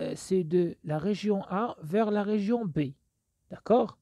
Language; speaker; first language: French; non-native, local second language; Arabic